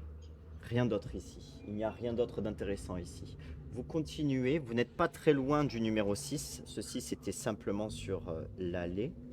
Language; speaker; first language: French; native; French